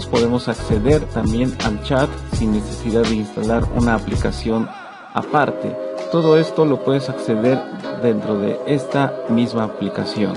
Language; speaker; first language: Spanish; native; Spanish